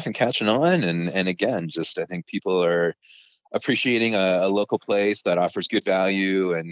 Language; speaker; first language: English; native; English